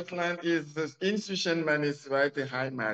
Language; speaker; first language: German; non-native, learner; French